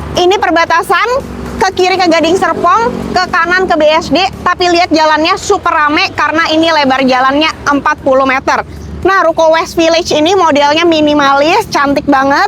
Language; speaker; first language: Indonesian; native; Indonesian